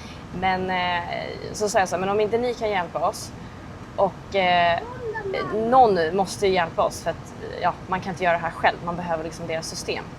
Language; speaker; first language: Swedish; native; Swedish